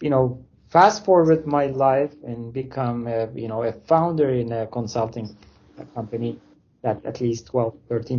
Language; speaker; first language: English; non-native, fluent; Turkish